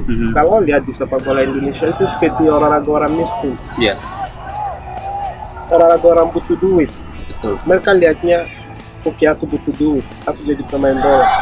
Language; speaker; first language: Indonesian; non-native, fluent; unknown